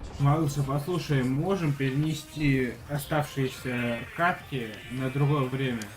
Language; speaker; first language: Russian; native; Russian